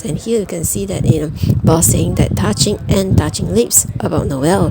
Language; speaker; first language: English; non-native, fluent; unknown